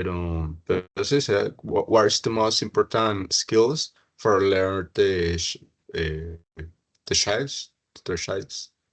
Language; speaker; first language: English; non-native, learner; Spanish